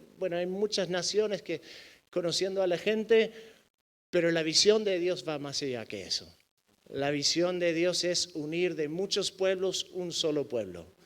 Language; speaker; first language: Spanish; non-native, fluent; English